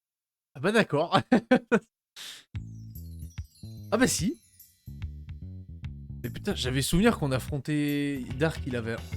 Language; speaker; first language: French; native; French